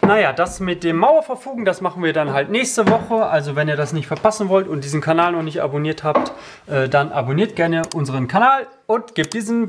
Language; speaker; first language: German; native; German